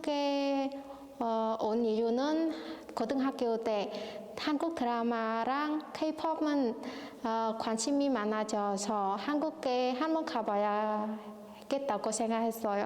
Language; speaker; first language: Korean; non-native, learner; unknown